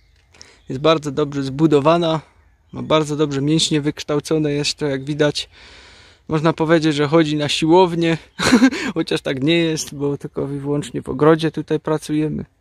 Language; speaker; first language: Polish; native; Polish